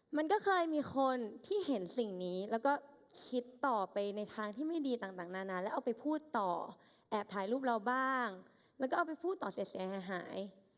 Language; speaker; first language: Thai; native; Thai